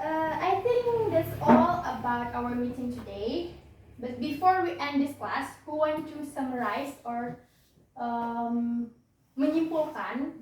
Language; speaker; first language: English; non-native, learner; Indonesian